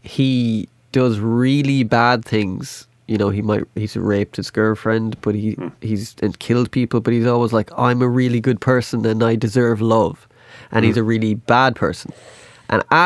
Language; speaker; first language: English; native; English